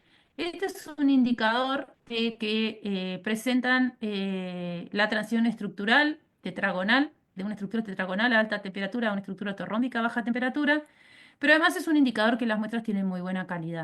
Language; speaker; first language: Spanish; native; Spanish